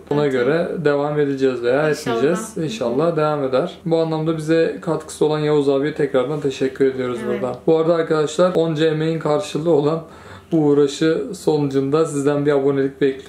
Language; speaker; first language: Turkish; native; Turkish